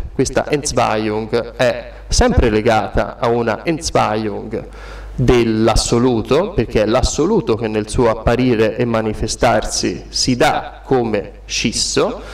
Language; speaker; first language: Italian; native; Italian